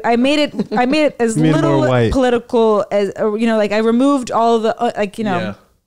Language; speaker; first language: English; native; English